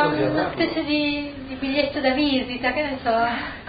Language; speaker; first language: Italian; native; Italian